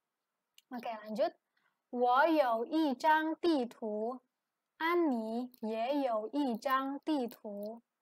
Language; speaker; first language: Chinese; non-native, fluent; Indonesian